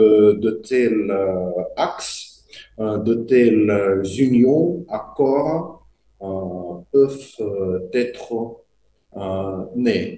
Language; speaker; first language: French; non-native, fluent; Russian